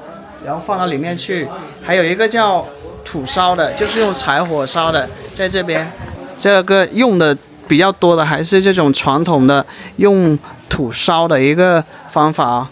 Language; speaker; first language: Chinese; native; Chinese